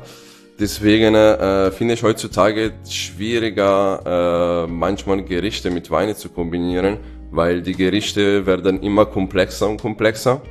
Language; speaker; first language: German; non-native, fluent; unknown